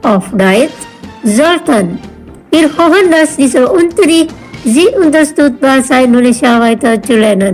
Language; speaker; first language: German; non-native, fluent; Indonesian